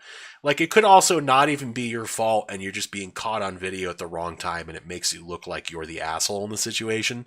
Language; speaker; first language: English; native; English